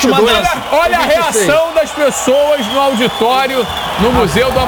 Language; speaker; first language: Portuguese; native; Portuguese